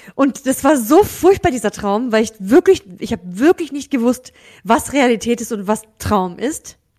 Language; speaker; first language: German; early bilingual, other home language; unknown